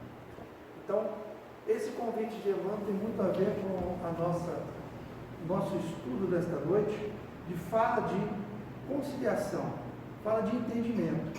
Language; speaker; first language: Portuguese; native; Portuguese